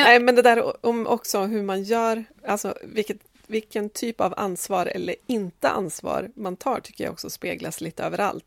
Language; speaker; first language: Swedish; native; Swedish